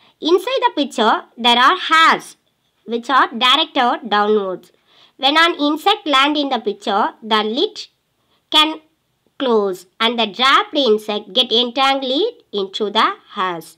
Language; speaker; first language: English; non-native, local second language; Tamil